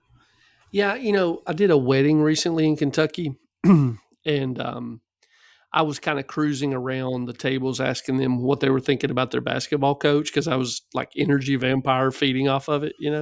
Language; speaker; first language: English; native; English